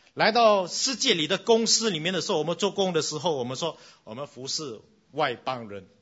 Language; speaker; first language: Chinese; non-native, fluent; English